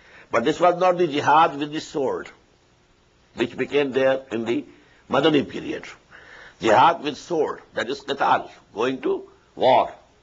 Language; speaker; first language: English; non-native, local second language; Urdu